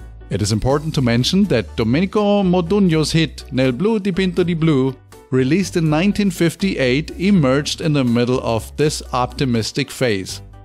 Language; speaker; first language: English; non-native, fluent; German